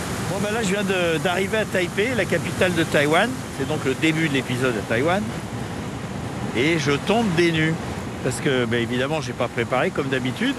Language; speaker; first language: French; native; French